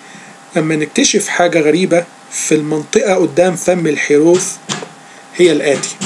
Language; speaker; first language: Arabic; native; Arabic